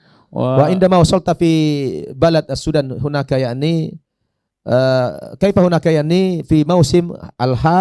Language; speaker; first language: Arabic; non-native, fluent; Indonesian